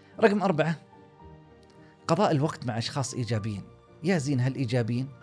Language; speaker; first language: Arabic; native; Arabic